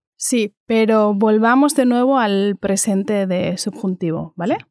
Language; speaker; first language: Spanish; native; Spanish